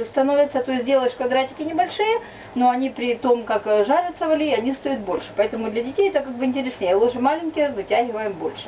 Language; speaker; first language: Russian; native; Russian